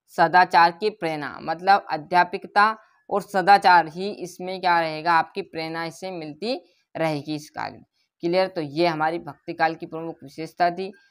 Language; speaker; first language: Hindi; native; Hindi